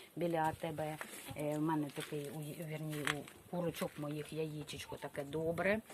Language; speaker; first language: Ukrainian; native; Ukrainian